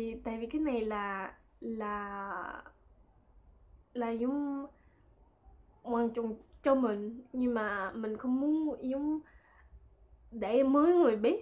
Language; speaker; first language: Vietnamese; non-native, learner; French